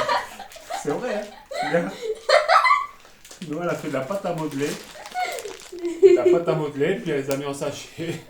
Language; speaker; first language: French; native; French